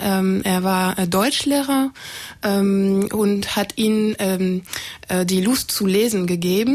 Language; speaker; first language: German; non-native, fluent; French